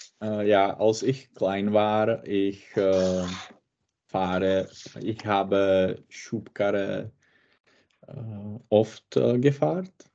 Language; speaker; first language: German; non-native, learner; Czech